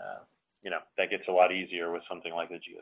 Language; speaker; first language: English; native; English